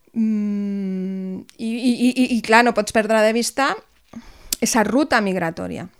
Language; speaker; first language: Catalan; non-native, local second language; Spanish